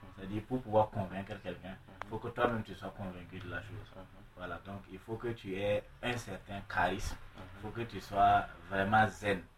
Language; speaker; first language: French; non-native, local second language; Mossi